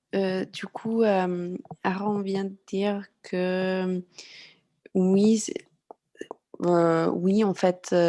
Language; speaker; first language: French; non-native, fluent; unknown